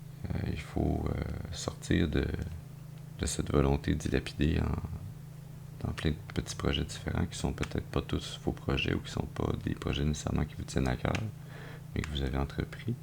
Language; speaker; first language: French; native; French